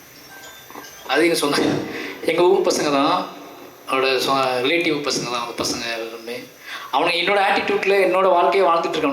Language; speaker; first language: Tamil; native; Tamil